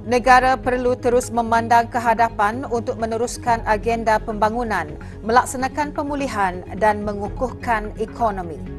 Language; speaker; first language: Malay; native; Malay